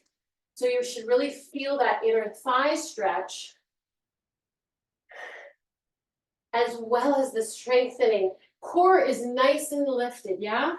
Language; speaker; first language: English; native; English